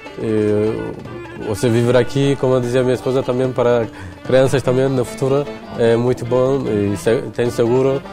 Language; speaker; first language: Portuguese; non-native, fluent; Turkish